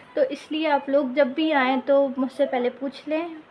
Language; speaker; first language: Hindi; native; Hindi